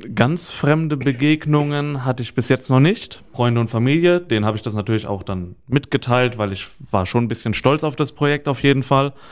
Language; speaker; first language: German; native; German